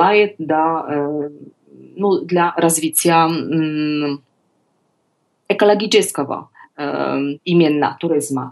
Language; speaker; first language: Russian; non-native, learner; Polish